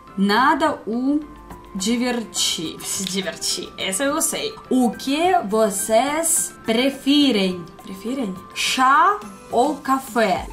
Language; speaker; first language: Portuguese; non-native, learner; Russian